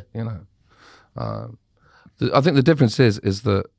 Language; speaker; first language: English; native; English